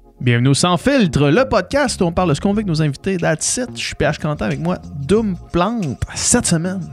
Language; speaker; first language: French; native; French